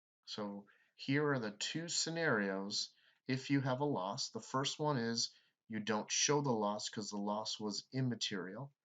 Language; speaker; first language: English; native; English